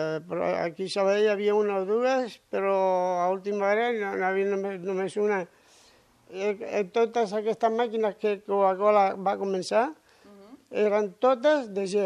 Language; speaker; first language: Catalan; non-native, local second language; Spanish